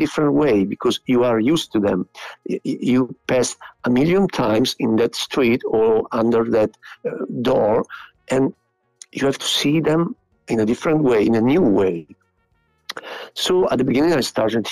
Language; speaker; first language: English; non-native, fluent; Italian